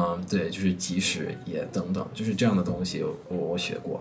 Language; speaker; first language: Chinese; non-native, fluent; English